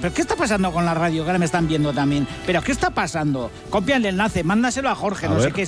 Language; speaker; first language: Spanish; native; Spanish